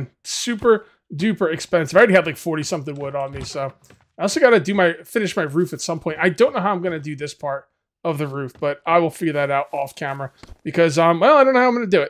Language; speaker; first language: English; native; English